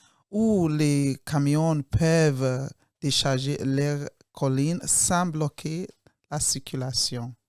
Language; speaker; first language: French; non-native, learner; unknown